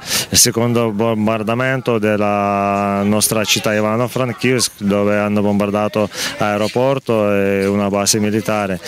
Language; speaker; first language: Italian; non-native, learner; Ukrainian